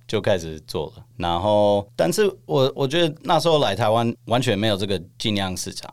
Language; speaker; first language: Chinese; non-native, fluent; English